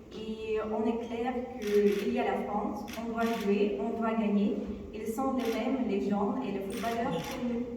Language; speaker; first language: French; non-native, fluent; Ukrainian